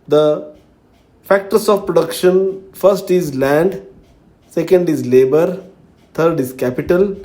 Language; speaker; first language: English; non-native, local second language; Marathi